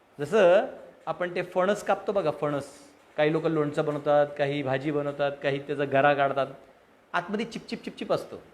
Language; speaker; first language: Marathi; native; Marathi